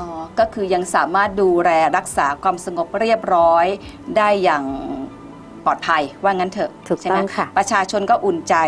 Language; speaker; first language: Thai; native; Thai